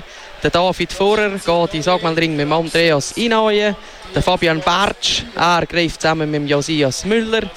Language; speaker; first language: German; native; German